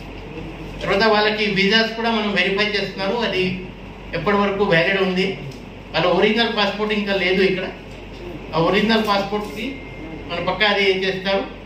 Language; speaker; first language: Telugu; native; Telugu